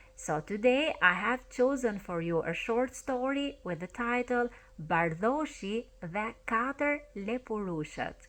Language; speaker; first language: English; non-native, fluent; Albanian